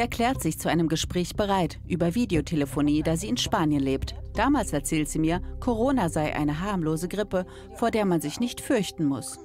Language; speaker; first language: German; native; German